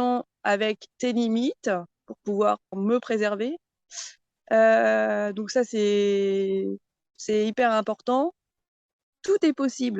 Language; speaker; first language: French; native; French